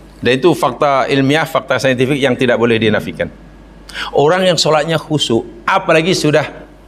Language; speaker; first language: Malay; native; Malay